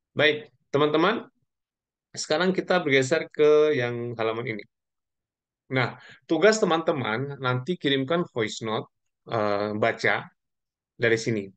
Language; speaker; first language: Indonesian; non-native, local second language; Javanese